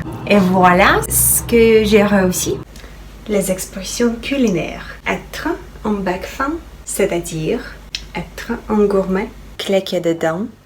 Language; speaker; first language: French; non-native, fluent; Russian